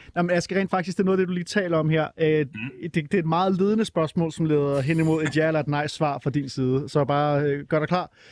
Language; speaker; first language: Danish; native; Danish